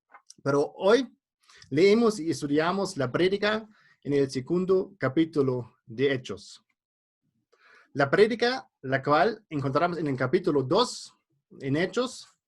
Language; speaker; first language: Spanish; non-native, fluent; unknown